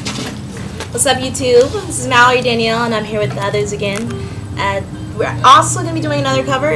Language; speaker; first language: English; native; English